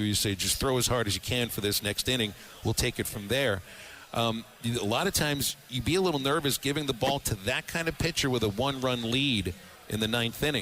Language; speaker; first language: English; native; English